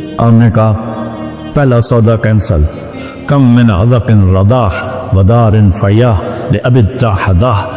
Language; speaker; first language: Urdu; non-native, local second language; Punjabi